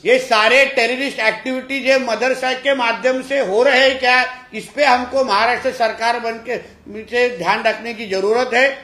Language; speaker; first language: Hindi; non-native, local second language; Marathi